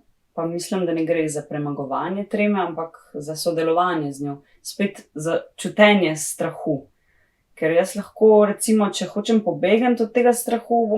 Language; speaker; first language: Slovenian; native; Slovenian